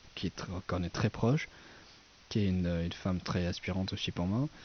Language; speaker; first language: French; non-native, fluent; Persian